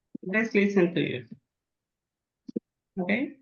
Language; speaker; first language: English; non-native, fluent; Spanish